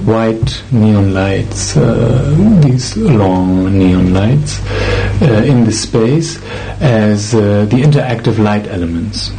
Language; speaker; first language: English; non-native, fluent; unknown